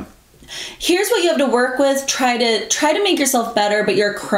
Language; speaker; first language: English; native; English